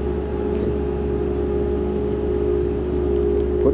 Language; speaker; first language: English; non-native, learner; Armenian